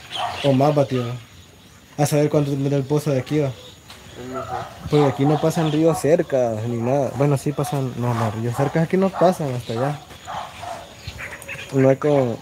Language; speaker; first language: Spanish; native; Spanish